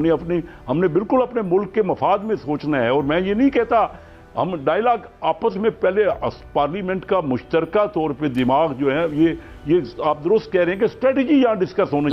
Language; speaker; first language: Urdu; native; Urdu